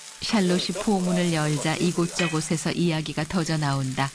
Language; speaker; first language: Korean; native; Korean